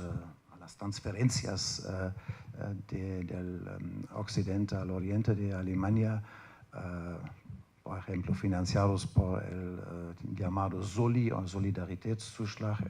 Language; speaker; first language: Spanish; non-native, fluent; German